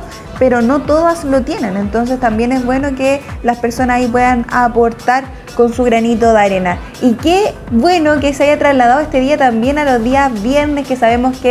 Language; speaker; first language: Spanish; native; Spanish